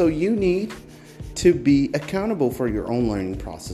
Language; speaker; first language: English; non-native, fluent; Portuguese